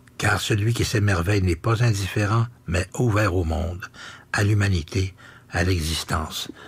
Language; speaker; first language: French; native; French